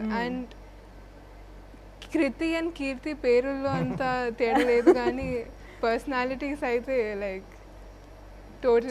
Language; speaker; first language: Telugu; non-native, fluent; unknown